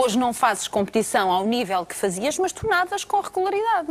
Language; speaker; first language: Portuguese; native; Portuguese